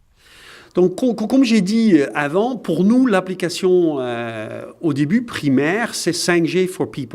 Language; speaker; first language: French; non-native, fluent; Dutch